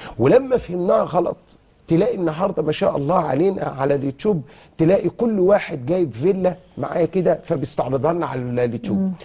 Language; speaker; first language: Egyptian Arabic; native; Egyptian Arabic